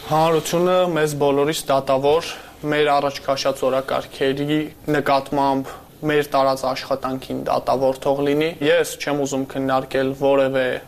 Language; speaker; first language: Armenian; native; Armenian